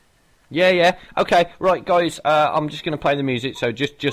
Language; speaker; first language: English; native; English